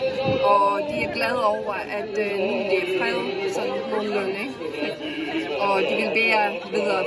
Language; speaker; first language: Danish; non-native, fluent; Russian